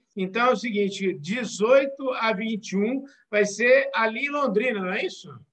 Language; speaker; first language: Portuguese; native; Portuguese